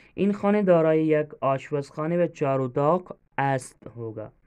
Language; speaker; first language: Persian; non-native, fluent; Urdu